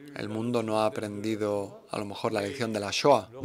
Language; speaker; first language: Spanish; non-native, fluent; German